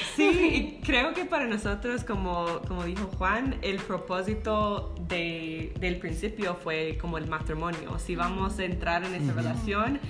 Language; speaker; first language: Spanish; non-native, fluent; English